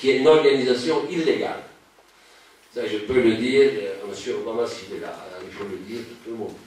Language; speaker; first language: French; non-native, local second language; Arabic